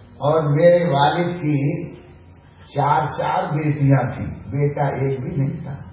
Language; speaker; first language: Urdu; native; Urdu